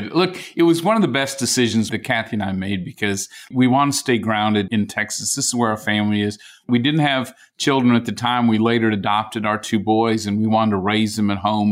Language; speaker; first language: English; native; English